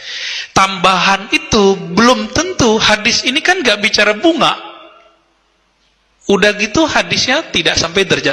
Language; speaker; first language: Indonesian; native; Indonesian